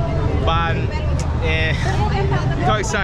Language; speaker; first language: English; non-native, learner; Spanish